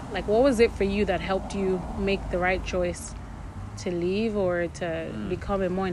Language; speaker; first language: English; non-native, local second language; Yoruba